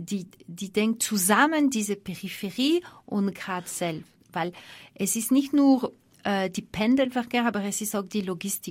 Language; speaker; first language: German; non-native, fluent; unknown